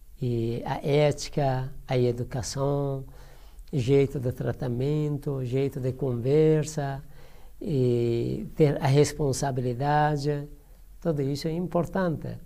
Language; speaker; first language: Portuguese; non-native, learner; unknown